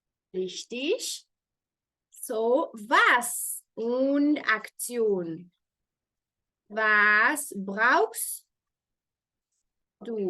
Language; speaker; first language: German; non-native, fluent; Spanish